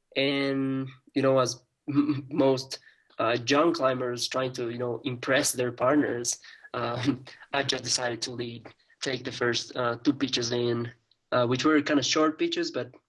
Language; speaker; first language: English; non-native, fluent; Spanish